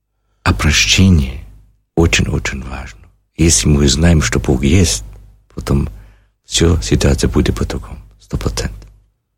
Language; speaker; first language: Russian; non-native, learner; German